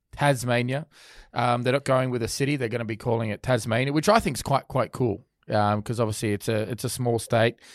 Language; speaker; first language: English; native; English